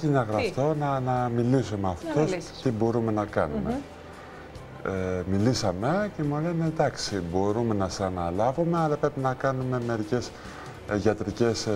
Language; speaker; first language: Greek; early bilingual, heritage; Greek